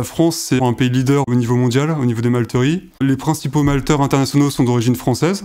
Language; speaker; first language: French; native; French